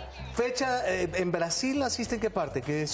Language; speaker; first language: Spanish; native; Spanish